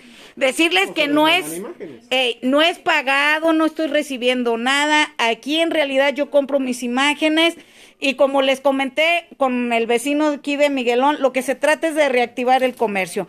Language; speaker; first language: Spanish; native; Spanish